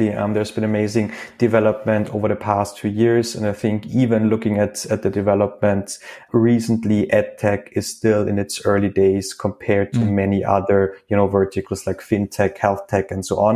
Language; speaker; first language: English; non-native, fluent; German